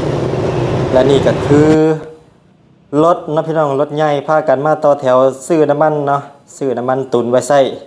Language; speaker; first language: Thai; non-native, local second language; Northeastern Thai